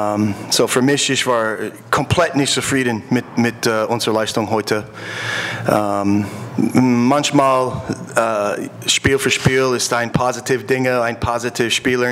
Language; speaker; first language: German; non-native, learner; English